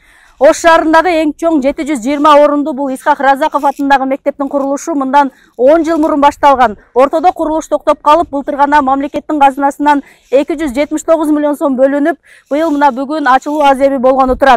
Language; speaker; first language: Kyrgyz; native; Kyrgyz